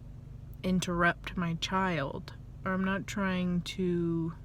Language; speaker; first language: English; native; English